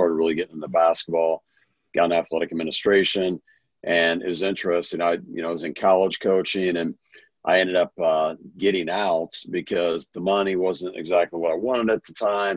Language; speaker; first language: English; native; English